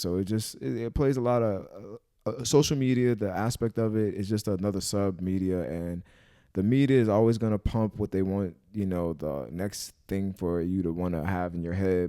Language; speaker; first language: English; native; English